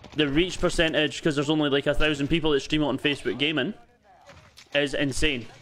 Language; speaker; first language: English; native; English